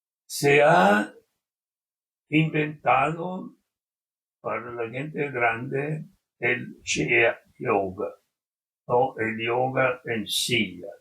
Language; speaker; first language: Spanish; non-native, fluent; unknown